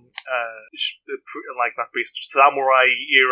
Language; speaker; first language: English; non-native, fluent; Portuguese